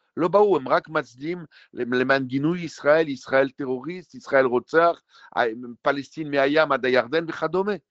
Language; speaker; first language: Hebrew; non-native, fluent; French